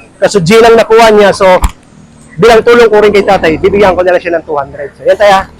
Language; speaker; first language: Filipino; non-native, local second language; Cebuano